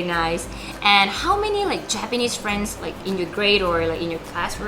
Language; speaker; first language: English; non-native, fluent; Japanese